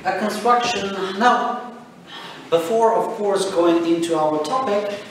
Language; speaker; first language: English; non-native, fluent; Turkish